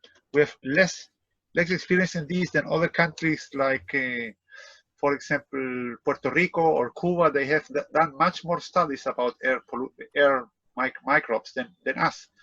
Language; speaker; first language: English; non-native, fluent; Spanish